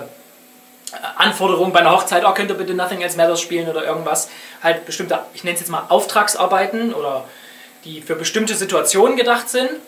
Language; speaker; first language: German; native; German